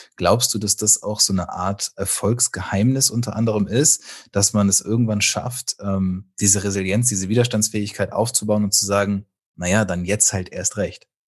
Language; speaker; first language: German; native; German